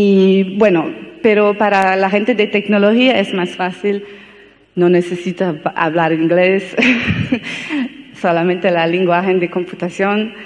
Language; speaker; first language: Spanish; non-native, learner; Portuguese